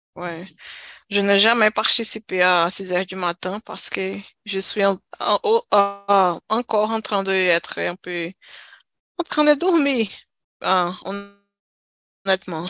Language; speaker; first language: French; non-native, learner; Portuguese